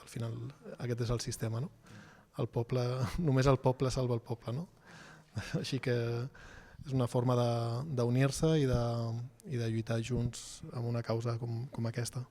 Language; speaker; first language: Catalan; native; Catalan